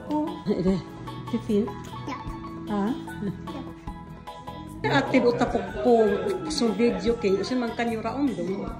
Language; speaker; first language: Swedish; non-native, learner; Filipino